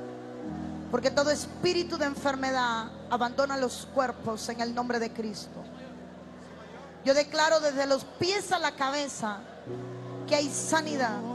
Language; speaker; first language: Spanish; native; Spanish